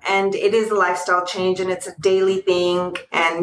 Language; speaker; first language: English; early bilingual, other home language; Spanish